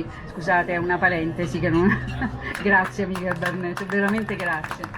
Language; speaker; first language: Italian; native; Italian